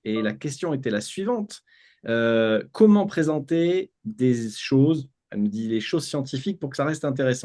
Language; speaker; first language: French; native; French